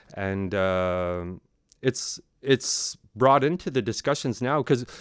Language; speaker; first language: English; non-native, fluent; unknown